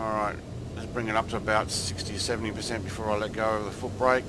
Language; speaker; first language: English; native; English